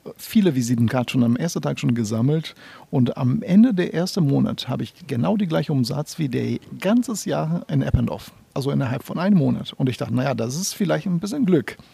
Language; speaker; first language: German; non-native, fluent; Portuguese